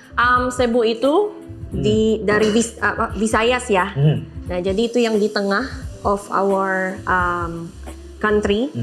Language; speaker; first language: Indonesian; non-native, learner; Filipino